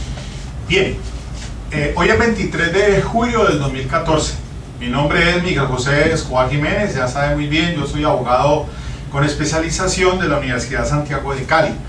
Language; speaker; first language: Spanish; native; Spanish